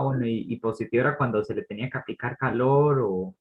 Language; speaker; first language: Spanish; native; Spanish